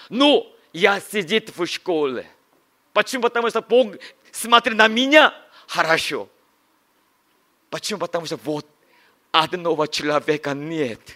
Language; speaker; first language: Russian; non-native, learner; Korean